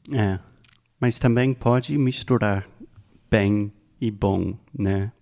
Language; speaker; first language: Portuguese; non-native, fluent; English